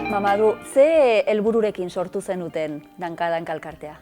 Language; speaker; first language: Basque; native; Basque